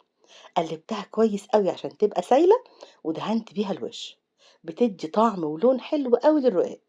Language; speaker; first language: Arabic; native; Arabic